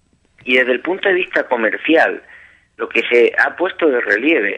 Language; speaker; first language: Spanish; native; Spanish